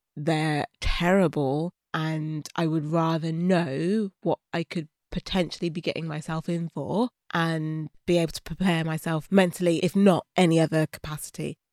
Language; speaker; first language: English; native; English